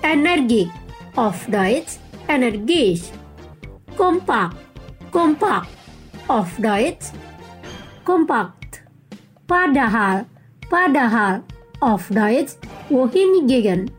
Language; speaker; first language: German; non-native, local second language; Indonesian